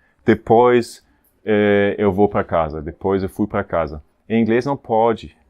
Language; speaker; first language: Portuguese; non-native, fluent; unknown